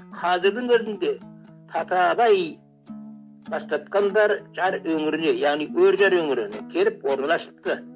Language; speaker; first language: Kazakh; native; Kazakh